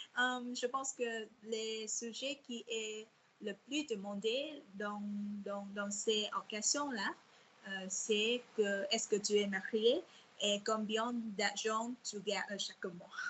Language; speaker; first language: French; non-native, fluent; Vietnamese